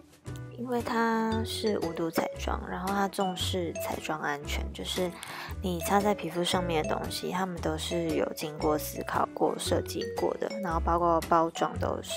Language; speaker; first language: Chinese; native; Chinese